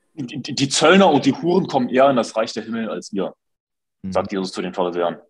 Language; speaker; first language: German; native; German